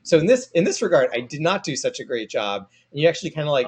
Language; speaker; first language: English; native; English